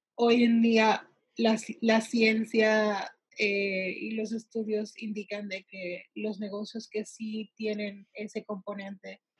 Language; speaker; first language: Spanish; early bilingual, heritage; Spanish